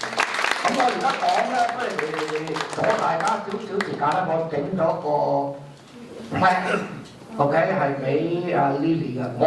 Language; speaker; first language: Cantonese; native; Cantonese